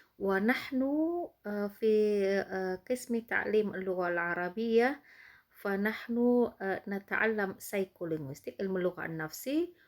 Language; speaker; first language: Arabic; non-native, fluent; Indonesian